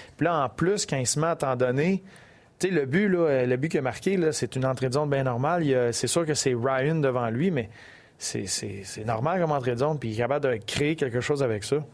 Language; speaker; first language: French; native; French